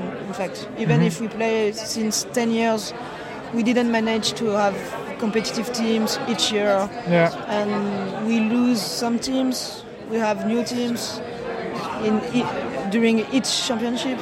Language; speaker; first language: English; non-native, fluent; French